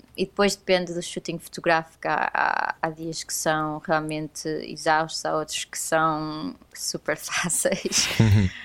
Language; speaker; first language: Portuguese; native; Portuguese